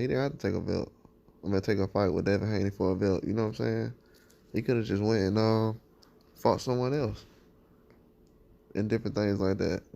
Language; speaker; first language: English; native; English